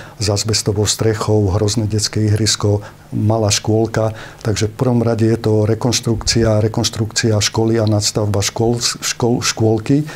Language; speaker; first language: Slovak; native; Slovak